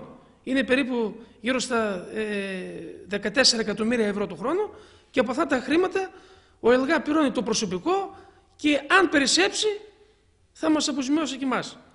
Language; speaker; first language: Greek; native; Greek